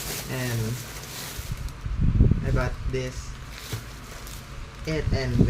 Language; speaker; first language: English; non-native, learner; Thai